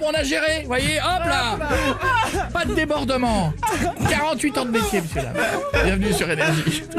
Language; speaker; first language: French; native; French